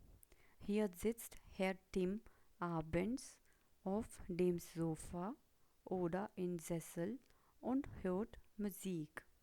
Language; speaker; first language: German; non-native, fluent; Hindi